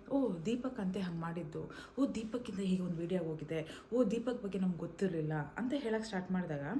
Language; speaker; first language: Kannada; non-native, local second language; Malayalam